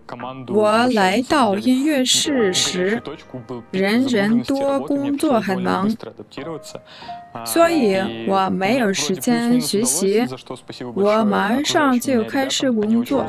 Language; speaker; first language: Chinese; non-native, learner; Russian